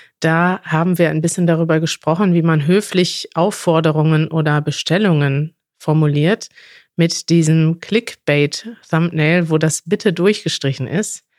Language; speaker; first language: German; native; German